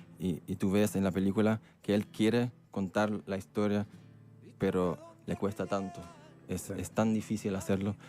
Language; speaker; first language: Spanish; non-native, fluent; Dutch